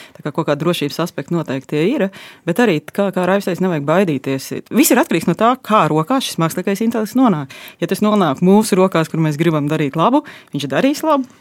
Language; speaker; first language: Latvian; native; Latvian